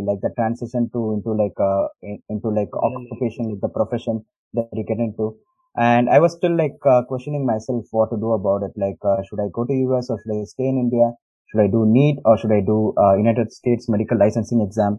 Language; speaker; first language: English; non-native, local second language; Tamil